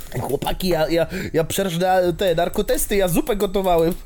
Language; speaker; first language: Polish; native; Polish